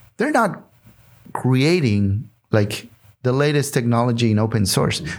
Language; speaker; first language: English; non-native, fluent; Spanish